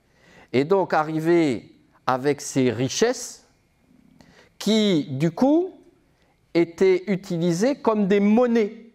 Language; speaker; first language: French; native; French